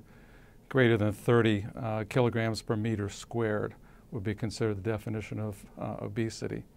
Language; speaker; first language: English; native; English